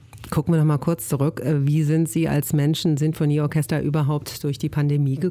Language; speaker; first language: German; native; German